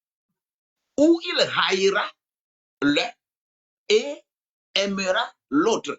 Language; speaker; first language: French; non-native, local second language; Ewe